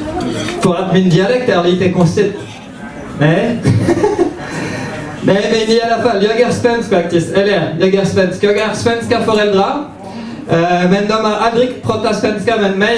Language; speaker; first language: Swedish; non-native, fluent; French